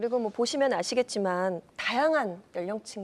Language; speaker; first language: Korean; native; Korean